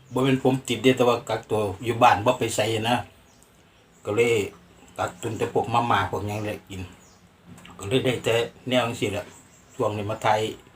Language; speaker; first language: Thai; native; Thai